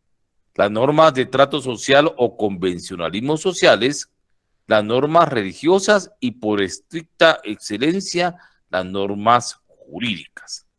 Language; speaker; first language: Spanish; native; Spanish